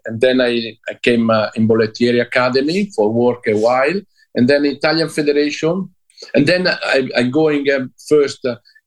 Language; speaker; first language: English; non-native, learner; Italian